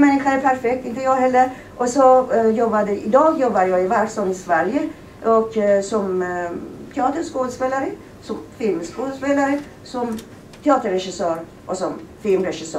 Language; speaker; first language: Swedish; non-native, fluent; Persian